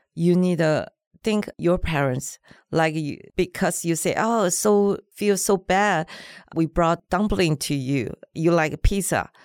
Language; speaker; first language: English; non-native, learner; Chinese